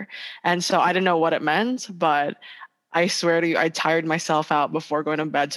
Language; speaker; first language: English; non-native, local second language; Hiligaynon